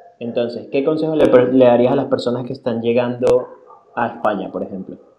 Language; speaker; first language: Spanish; native; Spanish